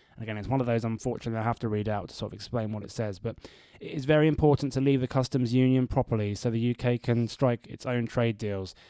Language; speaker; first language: English; native; English